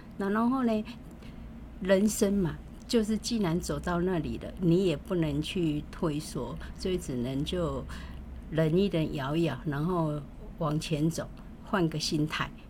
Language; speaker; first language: Chinese; native; Chinese